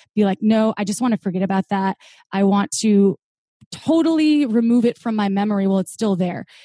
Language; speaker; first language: English; native; English